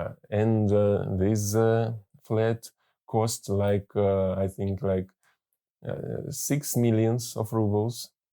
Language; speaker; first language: English; non-native, learner; Russian